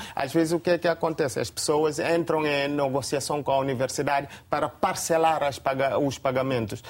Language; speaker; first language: Portuguese; non-native, local second language; Upper Guinea Crioulo